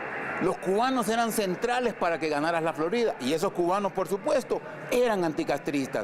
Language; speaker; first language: Spanish; native; Spanish